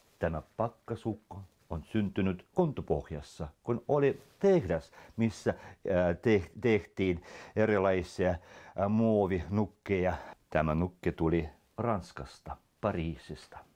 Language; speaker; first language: Finnish; non-native, fluent; Russian